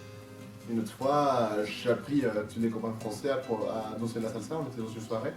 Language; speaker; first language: French; non-native, fluent; Spanish